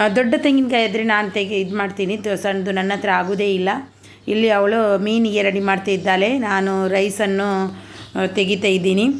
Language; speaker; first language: Kannada; non-native, local second language; Tulu